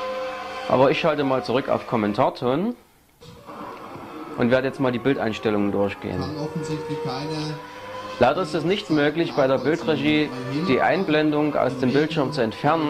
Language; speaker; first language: German; native; German